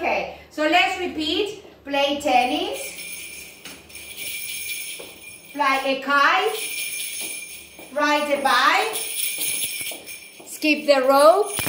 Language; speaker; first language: English; non-native, fluent; Spanish